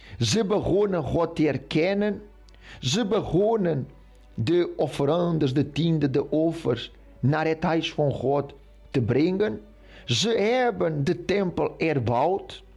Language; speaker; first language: Dutch; non-native, fluent; Portuguese